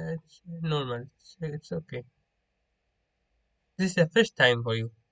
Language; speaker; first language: English; non-native, learner; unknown